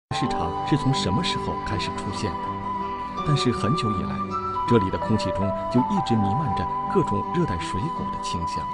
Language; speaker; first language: Chinese; native; Chinese